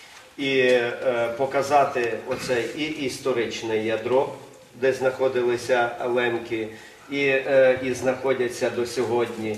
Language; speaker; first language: Ukrainian; native; Ukrainian